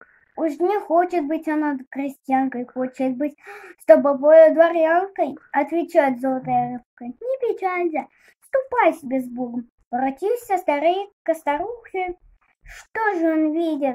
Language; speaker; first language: Russian; native; Russian